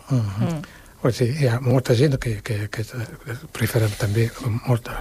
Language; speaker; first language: Catalan; non-native, fluent; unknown